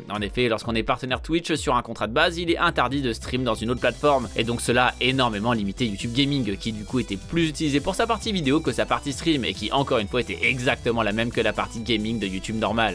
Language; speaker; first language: French; native; French